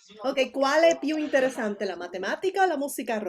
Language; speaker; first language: Italian; non-native, fluent; Spanish